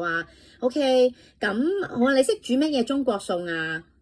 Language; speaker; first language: Cantonese; native; Cantonese